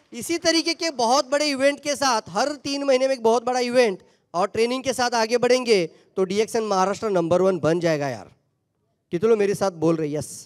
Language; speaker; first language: Hindi; non-native, local second language; Marathi